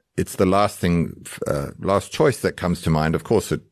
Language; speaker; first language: English; native; English